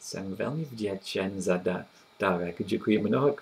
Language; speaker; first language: Czech; non-native, learner; English